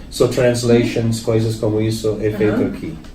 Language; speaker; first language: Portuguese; non-native, learner; English